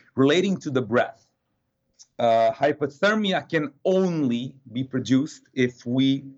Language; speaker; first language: English; non-native, fluent; Serbian